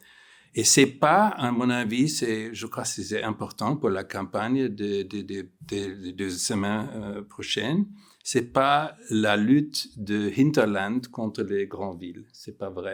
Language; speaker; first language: French; non-native, fluent; German